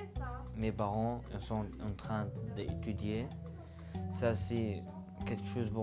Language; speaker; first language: French; non-native, learner; Arabic